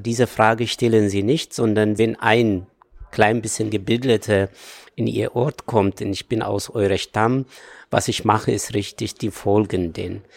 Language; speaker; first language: German; non-native, fluent; Amharic